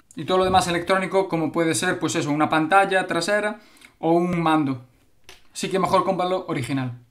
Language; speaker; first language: Spanish; native; Spanish